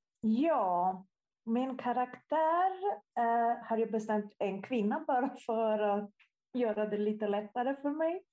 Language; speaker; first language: Swedish; non-native, fluent; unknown